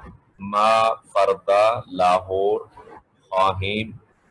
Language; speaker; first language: Persian; non-native, fluent; Urdu